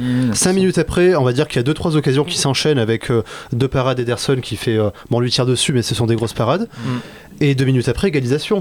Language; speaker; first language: French; native; French